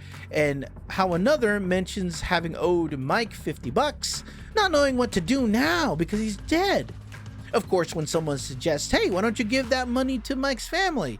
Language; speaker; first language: English; native; English